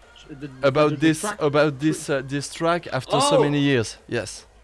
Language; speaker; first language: English; non-native, learner; French